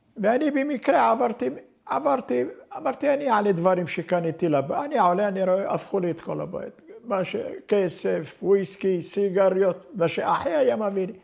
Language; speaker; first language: Hebrew; non-native, fluent; Arabic